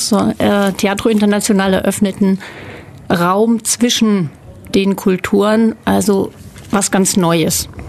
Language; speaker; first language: German; native; German